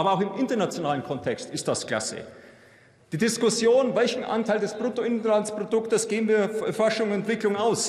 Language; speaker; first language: German; native; German